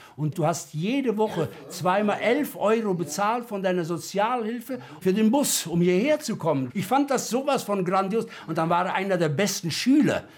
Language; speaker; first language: German; native; German